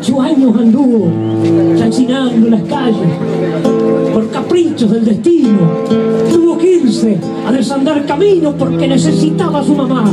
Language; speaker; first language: Spanish; native; Spanish